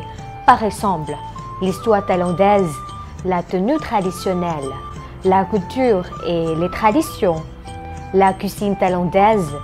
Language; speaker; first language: French; non-native, fluent; Thai